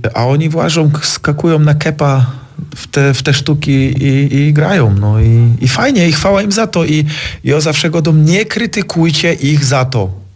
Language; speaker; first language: Polish; native; Polish